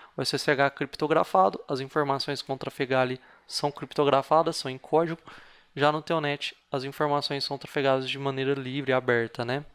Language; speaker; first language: Portuguese; native; Portuguese